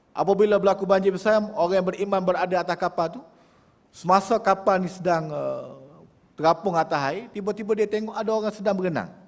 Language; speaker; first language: Malay; native; Malay